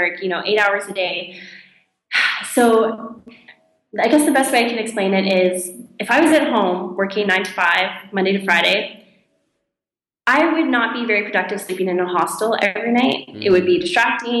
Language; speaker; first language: English; native; English